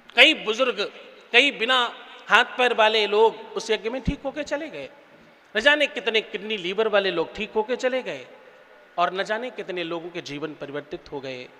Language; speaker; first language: Hindi; native; Hindi